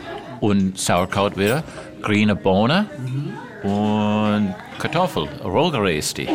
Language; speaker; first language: German; early bilingual, heritage; German